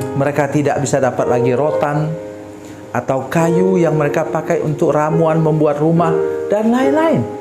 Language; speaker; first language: Indonesian; non-native, local second language; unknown